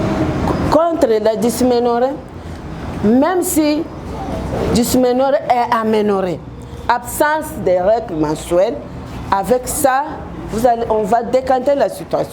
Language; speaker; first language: French; non-native, local second language; Lingala